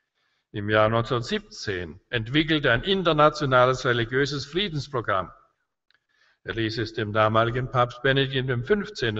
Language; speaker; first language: German; native; German